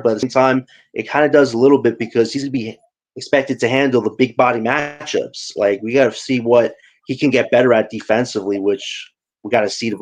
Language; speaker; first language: English; native; English